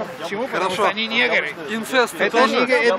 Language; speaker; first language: Russian; native; Russian